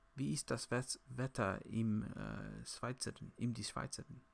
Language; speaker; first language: German; non-native, learner; English